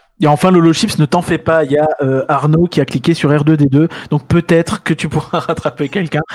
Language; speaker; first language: French; native; French